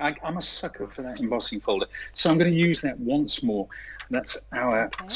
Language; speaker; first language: English; native; English